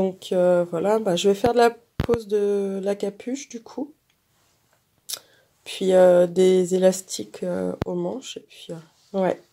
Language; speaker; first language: French; native; French